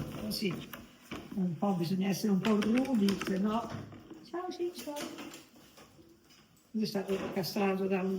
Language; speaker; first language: Italian; native; Italian